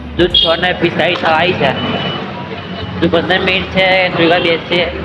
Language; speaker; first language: Gujarati; native; Gujarati